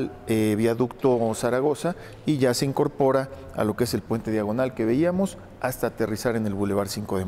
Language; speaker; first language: Spanish; native; Spanish